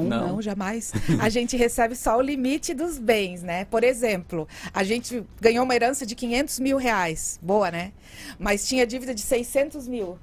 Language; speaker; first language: Portuguese; native; Portuguese